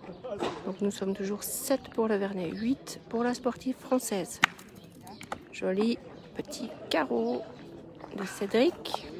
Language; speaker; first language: French; native; French